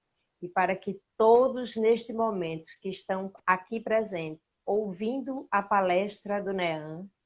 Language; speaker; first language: Portuguese; native; Portuguese